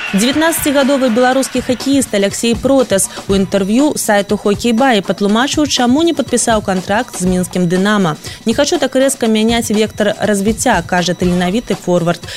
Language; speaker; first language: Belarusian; non-native, local second language; Russian